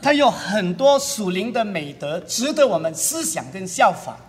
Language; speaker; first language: Chinese; native; Chinese